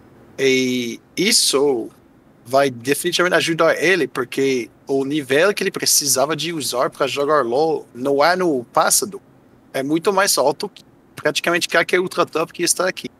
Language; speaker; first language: Portuguese; non-native, fluent; French